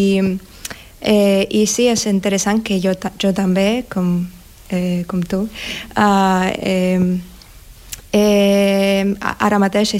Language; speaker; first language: Catalan; non-native, learner; Russian